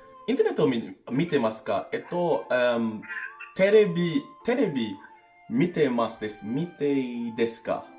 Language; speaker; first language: Japanese; non-native, learner; English